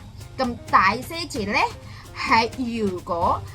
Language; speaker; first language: Cantonese; non-native, fluent; Indonesian